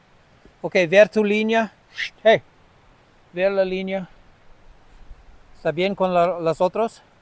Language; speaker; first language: Spanish; non-native, learner; English